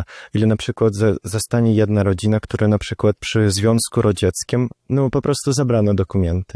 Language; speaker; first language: Polish; non-native, fluent; Russian